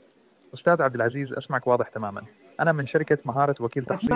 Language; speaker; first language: Arabic; native; Arabic